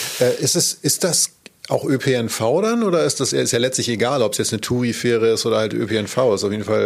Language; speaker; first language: German; native; German